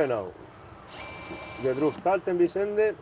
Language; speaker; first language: German; non-native, fluent; Spanish